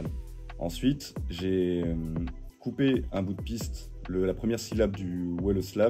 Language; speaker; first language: French; native; French